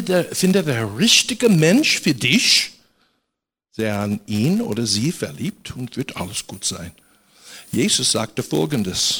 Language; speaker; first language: German; non-native, fluent; English